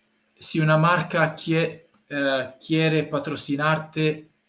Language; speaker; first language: Spanish; non-native, learner; Italian